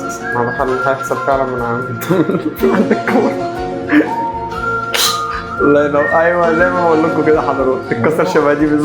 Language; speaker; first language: Arabic; native; Arabic